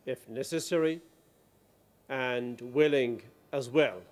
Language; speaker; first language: English; non-native, fluent; Persian